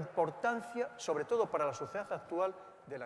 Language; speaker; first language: Spanish; native; Spanish